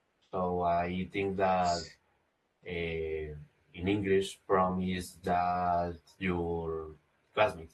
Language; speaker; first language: English; non-native, learner; Spanish